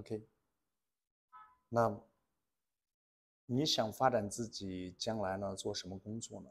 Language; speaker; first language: Chinese; native; Chinese